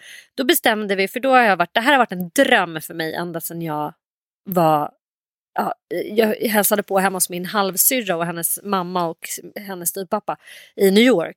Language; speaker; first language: Swedish; native; Swedish